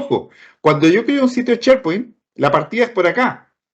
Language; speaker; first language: Spanish; native; Spanish